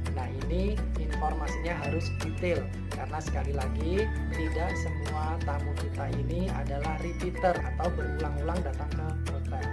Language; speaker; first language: Indonesian; non-native, local second language; Javanese